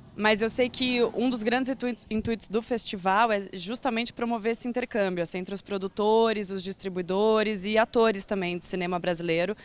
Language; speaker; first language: Portuguese; early bilingual, other home language; Spanish